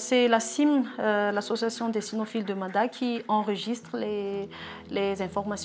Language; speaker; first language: French; non-native, local second language; Malagasy